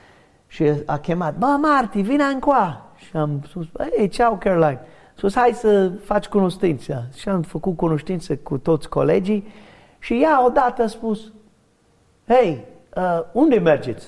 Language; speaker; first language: Romanian; non-native, learner; English